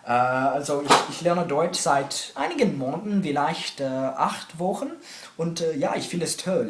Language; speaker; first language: German; non-native, learner; English